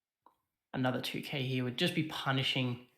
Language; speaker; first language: English; native; English